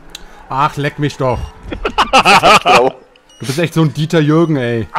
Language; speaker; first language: German; native; German